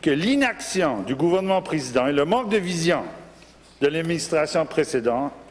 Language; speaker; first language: French; non-native, local second language; English